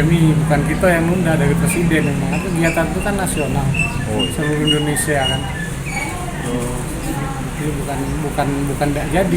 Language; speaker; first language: Indonesian; native; Indonesian